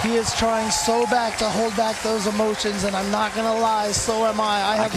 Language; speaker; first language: English; native; English